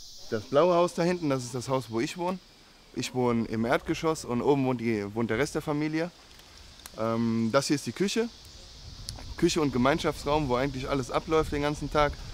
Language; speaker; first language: German; native; German